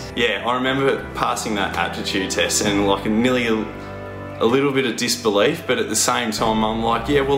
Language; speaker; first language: English; native; English